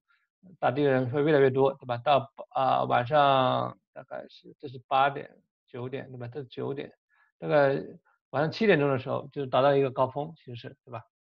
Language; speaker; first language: Chinese; native; Chinese